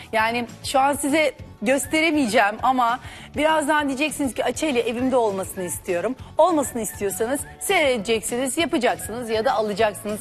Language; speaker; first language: Turkish; native; Turkish